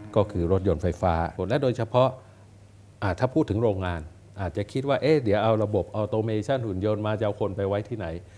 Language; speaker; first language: Thai; native; Thai